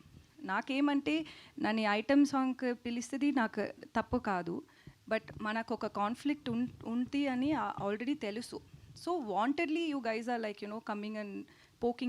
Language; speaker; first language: Telugu; non-native, learner; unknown